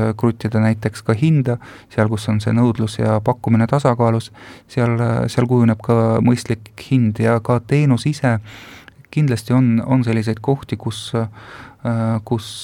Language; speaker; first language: Estonian; non-native, local second language; Russian